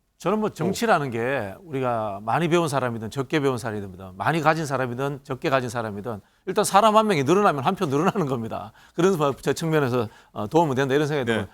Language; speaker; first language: Korean; native; Korean